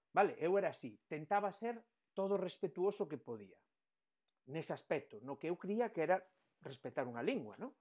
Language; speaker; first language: Spanish; native; Spanish